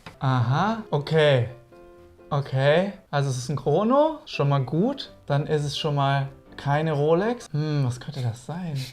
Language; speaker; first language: German; native; German